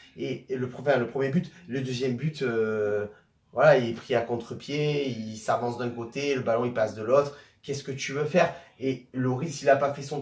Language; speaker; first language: French; native; French